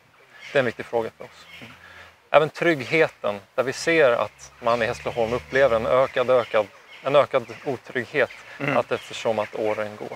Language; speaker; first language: Swedish; native; Swedish